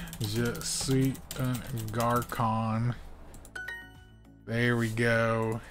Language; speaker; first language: French; non-native, learner; English